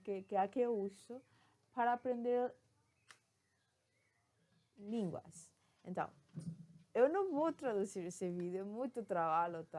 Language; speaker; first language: Portuguese; non-native, fluent; Spanish